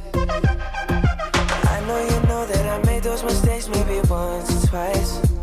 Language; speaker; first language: English; non-native, local second language; Bangla